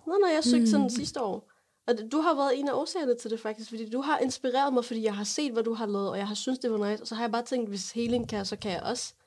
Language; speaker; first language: Danish; non-native, fluent; Arabic